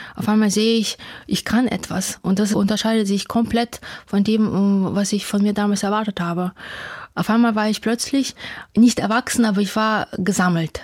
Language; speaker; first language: German; non-native, fluent; Russian